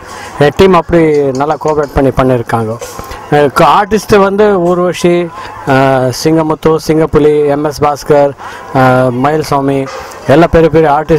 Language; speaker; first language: Tamil; non-native, local second language; Kannada